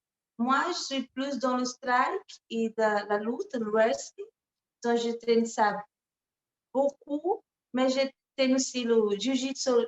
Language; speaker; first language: French; non-native, learner; Portuguese